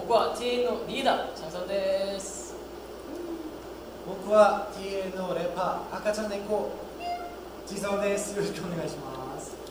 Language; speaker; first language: Japanese; non-native, learner; Korean